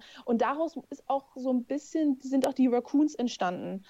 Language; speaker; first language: German; native; German